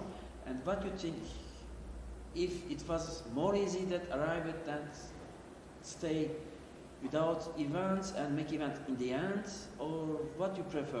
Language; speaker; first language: English; non-native, learner; Turkish